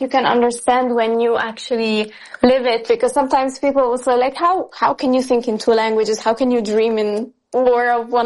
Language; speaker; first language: English; non-native, fluent; Italian